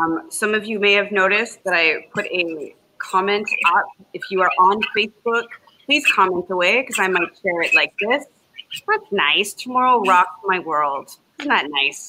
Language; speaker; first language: English; native; English